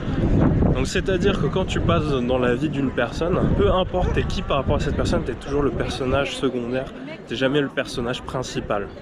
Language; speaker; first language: French; native; French